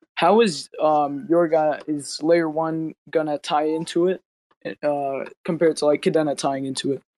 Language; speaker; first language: English; native; English